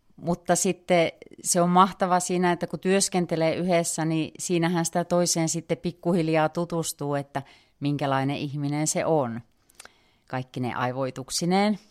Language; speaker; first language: Finnish; native; Finnish